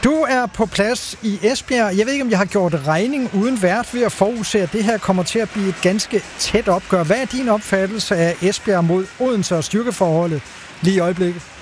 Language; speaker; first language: Danish; native; Danish